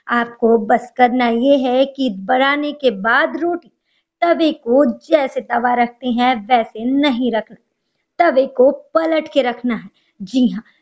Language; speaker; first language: Hindi; native; Hindi